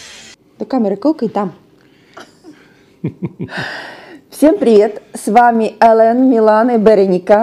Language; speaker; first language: Russian; native; Russian